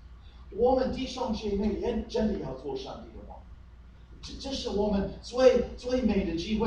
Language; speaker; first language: Chinese; non-native, fluent; English